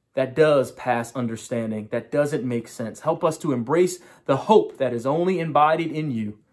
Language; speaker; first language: English; native; English